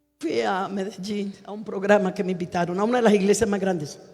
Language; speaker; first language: Spanish; native; Spanish